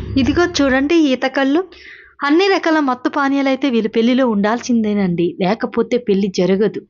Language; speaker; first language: Telugu; non-native, local second language; Koya